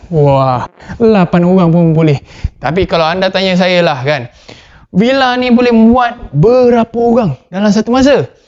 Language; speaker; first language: Malay; native; Malay